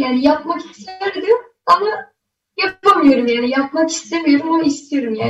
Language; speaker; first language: Turkish; early bilingual, other home language; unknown